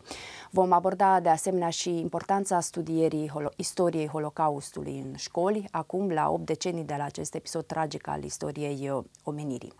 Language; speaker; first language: Romanian; native; Romanian